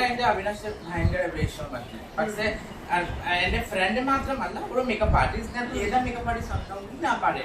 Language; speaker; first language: Malayalam; non-native, learner; Assamese